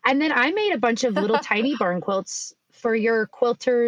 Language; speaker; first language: English; native; English